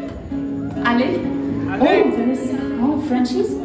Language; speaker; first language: English; non-native, fluent; French